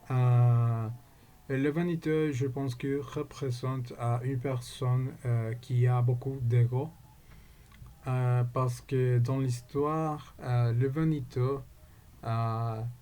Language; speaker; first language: French; non-native, learner; Spanish